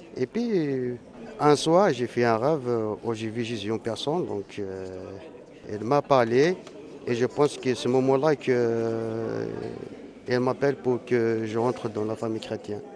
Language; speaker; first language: French; non-native, local second language; Kabyle